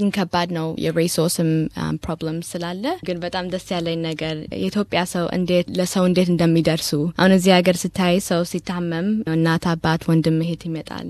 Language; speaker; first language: Amharic; early bilingual, heritage; Amharic